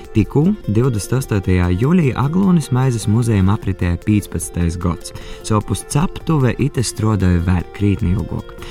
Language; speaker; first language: Latvian; native; Latvian